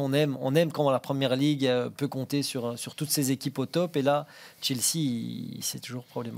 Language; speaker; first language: French; native; French